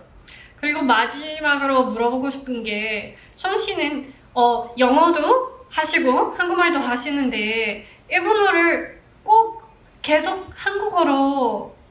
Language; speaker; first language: Korean; non-native, fluent; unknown